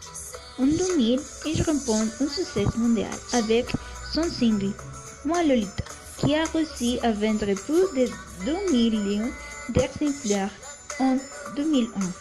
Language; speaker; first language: French; non-native, learner; Spanish